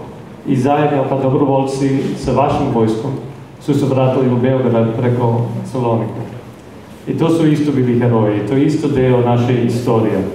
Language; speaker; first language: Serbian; non-native, fluent; English